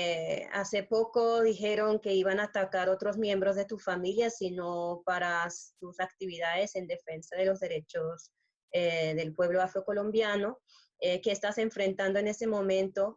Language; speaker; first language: Spanish; non-native, fluent; English